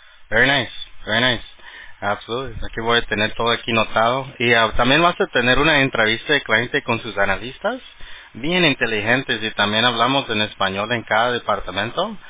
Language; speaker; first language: Spanish; early bilingual, heritage; Spanish